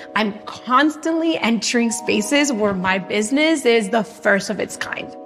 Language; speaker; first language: English; native; English